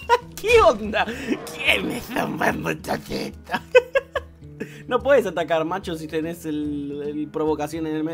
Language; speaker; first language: Spanish; native; Spanish